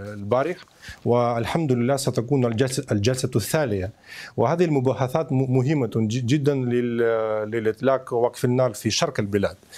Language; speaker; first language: Arabic; non-native, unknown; Ukrainian